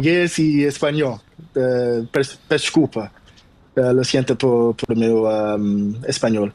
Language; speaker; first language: Spanish; non-native, learner; Portuguese